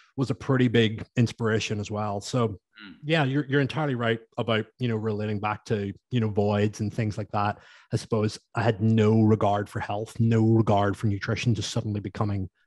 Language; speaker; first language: English; native; English